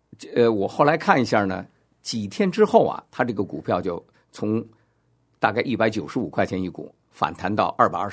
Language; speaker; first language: Chinese; native; Chinese